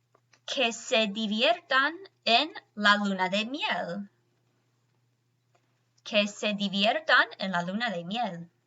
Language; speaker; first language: Spanish; non-native, fluent; English